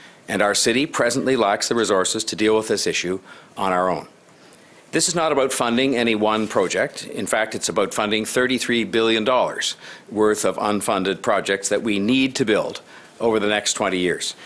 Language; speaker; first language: English; native; English